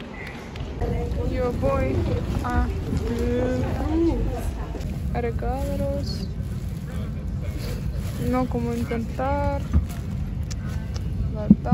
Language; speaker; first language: Spanish; non-native, learner; Russian